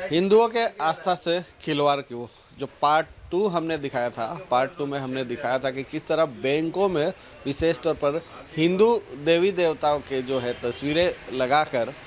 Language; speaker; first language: Hindi; non-native, local second language; Assamese